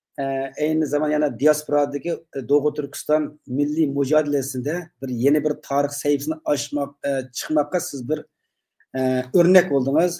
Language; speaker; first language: Turkish; non-native, learner; Uyghur